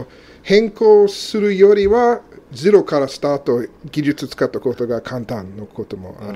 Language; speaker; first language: Japanese; non-native, fluent; English